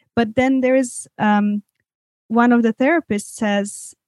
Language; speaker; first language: English; non-native, fluent; Serbian